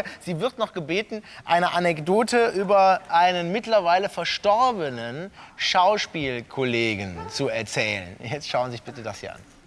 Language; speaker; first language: German; native; German